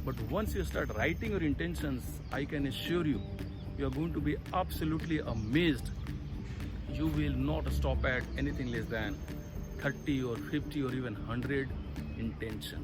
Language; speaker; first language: English; non-native, local second language; Hindi